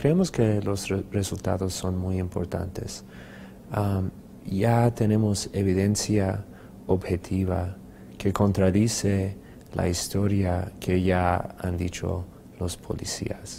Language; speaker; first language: Spanish; non-native, fluent; English